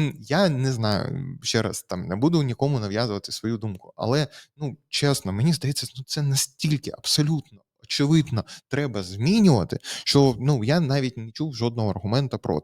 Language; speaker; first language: Ukrainian; native; Ukrainian